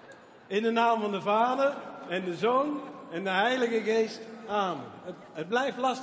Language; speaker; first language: Dutch; native; Dutch